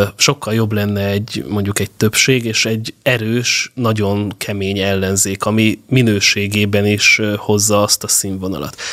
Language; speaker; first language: Hungarian; native; Hungarian